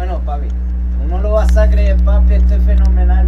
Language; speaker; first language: Spanish; native; Spanish